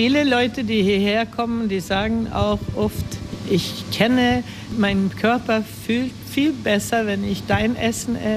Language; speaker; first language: German; early bilingual, heritage; Swedish